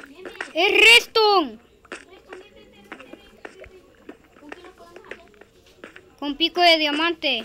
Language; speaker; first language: Spanish; native; Spanish